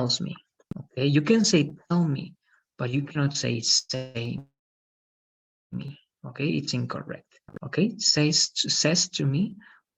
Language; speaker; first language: English; non-native, fluent; Spanish